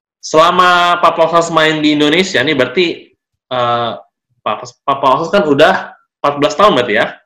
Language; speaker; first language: Indonesian; native; Indonesian